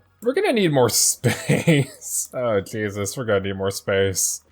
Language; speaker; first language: English; native; English